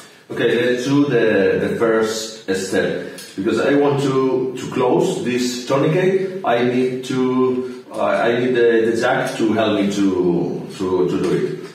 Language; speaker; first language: English; non-native, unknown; Spanish